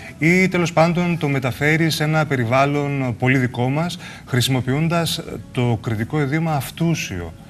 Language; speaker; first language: Greek; native; Greek